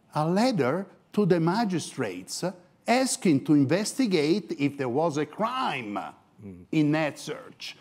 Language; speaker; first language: English; non-native, fluent; Italian